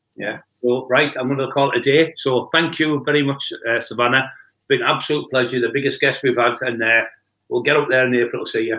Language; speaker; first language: English; native; English